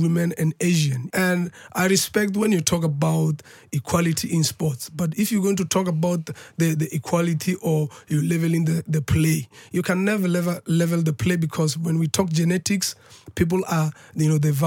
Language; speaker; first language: English; non-native, local second language; Northern Sotho